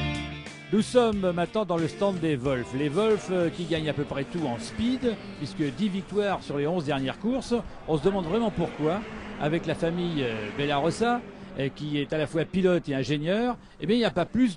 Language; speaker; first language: French; native; French